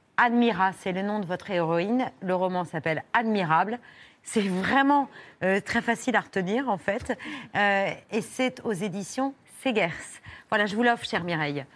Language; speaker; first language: French; native; French